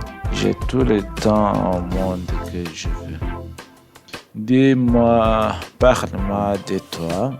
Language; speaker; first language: French; non-native, learner; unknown